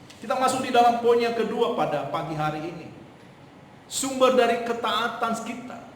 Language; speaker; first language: Indonesian; non-native, local second language; Nias